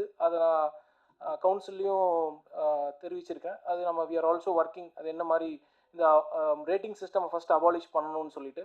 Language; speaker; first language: Tamil; native; Tamil